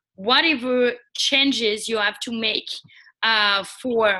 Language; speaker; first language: English; non-native, fluent; French